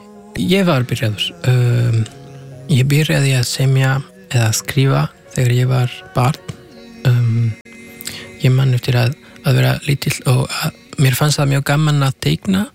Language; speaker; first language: Icelandic; non-native, fluent; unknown